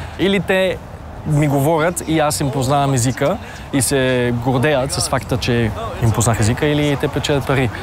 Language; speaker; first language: Bulgarian; early bilingual, heritage; Bulgarian